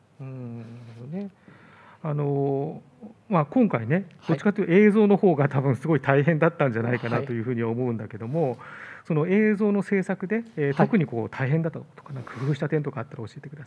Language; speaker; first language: Japanese; native; Japanese